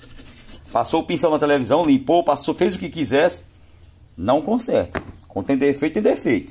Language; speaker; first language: Portuguese; native; Portuguese